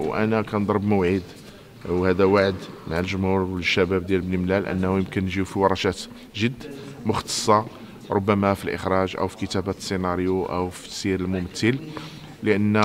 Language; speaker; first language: Arabic; native; Arabic